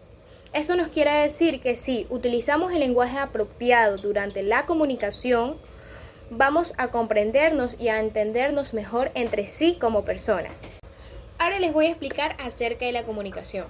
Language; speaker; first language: Spanish; native; Spanish